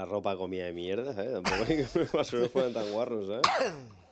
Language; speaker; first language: Spanish; native; Spanish